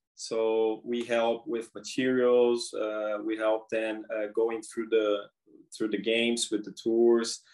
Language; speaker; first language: English; non-native, fluent; Portuguese